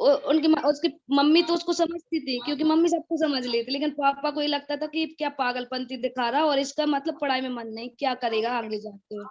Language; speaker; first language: Hindi; native; Hindi